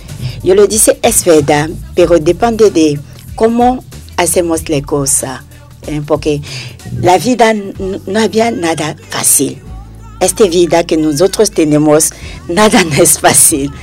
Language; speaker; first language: Spanish; non-native, learner; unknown